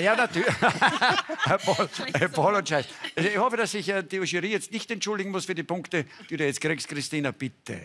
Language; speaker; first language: German; native; German